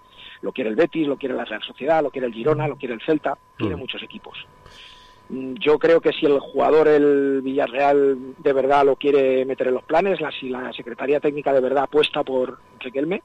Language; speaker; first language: Spanish; native; Spanish